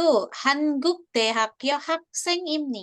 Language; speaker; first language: Korean; non-native, fluent; Indonesian